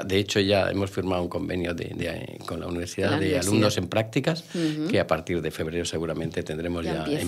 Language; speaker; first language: Spanish; native; Spanish